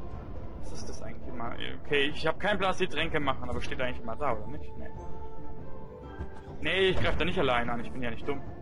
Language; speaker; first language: German; native; German